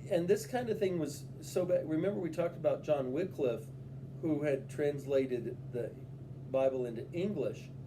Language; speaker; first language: English; native; English